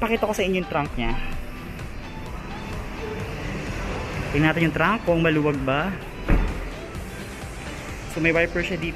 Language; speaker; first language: Filipino; native; Filipino